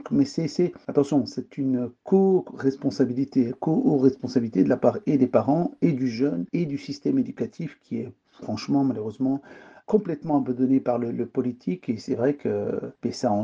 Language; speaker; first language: French; early bilingual, other home language; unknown